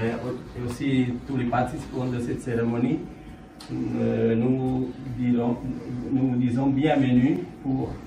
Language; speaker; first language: French; non-native, learner; Sinhala